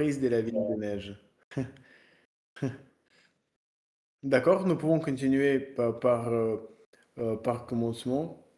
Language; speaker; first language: French; non-native, learner; Russian